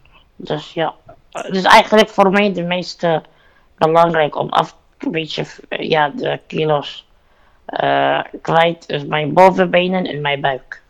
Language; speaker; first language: Dutch; non-native, learner; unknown